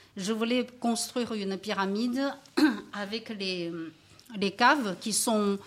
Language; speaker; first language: French; non-native, fluent; Chinese